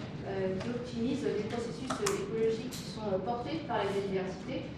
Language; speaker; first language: French; native; French